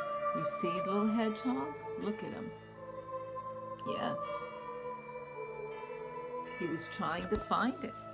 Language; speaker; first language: English; native; English